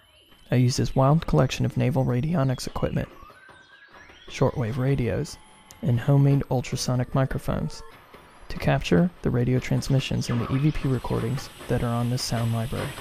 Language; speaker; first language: English; native; English